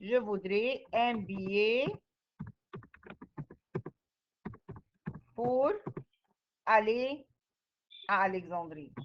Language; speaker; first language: French; non-native, fluent; Arabic